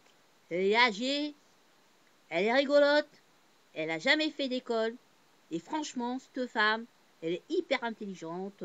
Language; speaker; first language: French; native; French